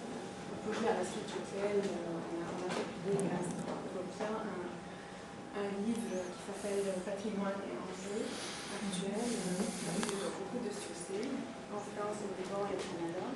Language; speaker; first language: French; non-native, local second language; Arabic